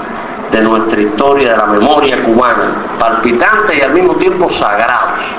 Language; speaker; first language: Spanish; native; Spanish